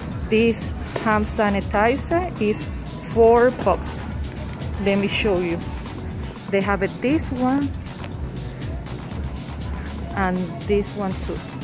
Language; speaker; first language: English; non-native, learner; Spanish